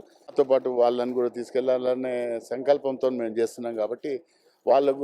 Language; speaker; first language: Telugu; native; Telugu